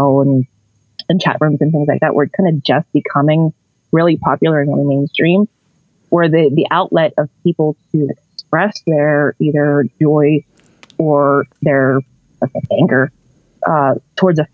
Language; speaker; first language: English; native; English